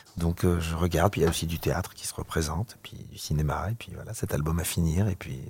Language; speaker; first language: French; native; French